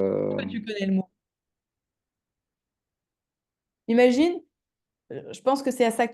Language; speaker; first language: French; native; French